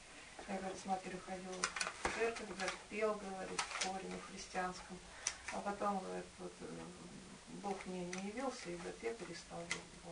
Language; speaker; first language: Russian; native; Russian